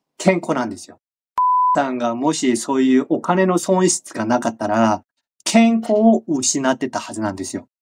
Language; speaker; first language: Japanese; non-native, fluent; Korean